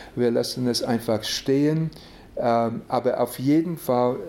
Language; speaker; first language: German; non-native, fluent; English